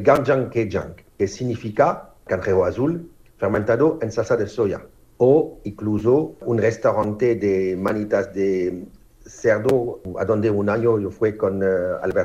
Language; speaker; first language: Spanish; non-native, fluent; French